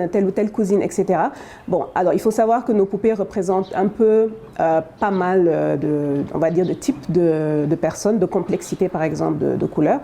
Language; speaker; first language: French; non-native, local second language; Wolof